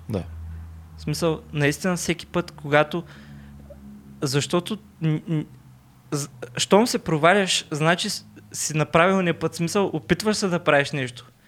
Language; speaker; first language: Bulgarian; non-native, local second language; Turkish